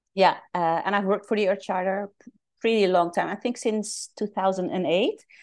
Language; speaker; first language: English; non-native, fluent; Dutch